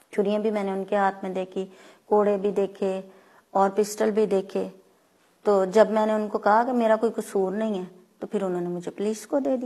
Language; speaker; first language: Urdu; non-native, local second language; Punjabi